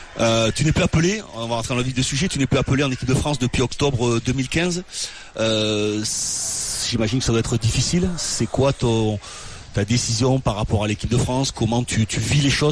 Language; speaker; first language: French; native; French